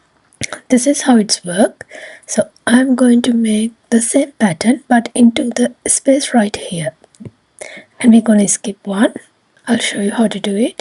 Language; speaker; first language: English; non-native, fluent; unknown